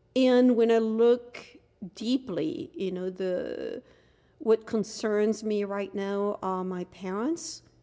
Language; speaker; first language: English; non-native, fluent; French